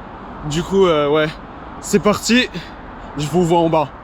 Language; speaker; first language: French; native; French